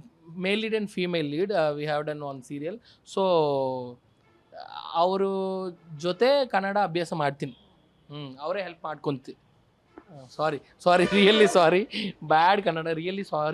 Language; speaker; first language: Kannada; non-native, learner; Telugu